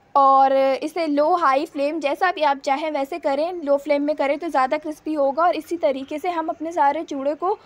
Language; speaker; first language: Hindi; native; Hindi